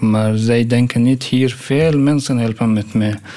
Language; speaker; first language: Dutch; non-native, learner; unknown